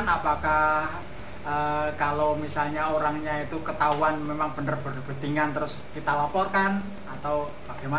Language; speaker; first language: Indonesian; native; Indonesian